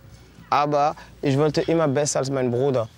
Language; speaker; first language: German; non-native, fluent; French